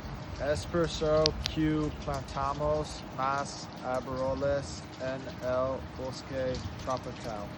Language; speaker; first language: Spanish; non-native, learner; English